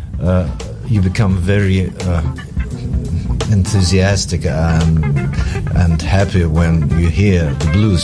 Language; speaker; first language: English; non-native, fluent; Russian